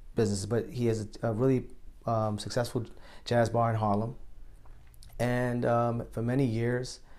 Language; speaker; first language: English; native; English